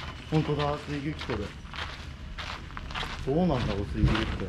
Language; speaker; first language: Japanese; native; Japanese